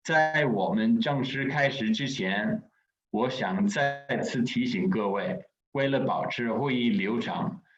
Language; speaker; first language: Chinese; non-native, fluent; English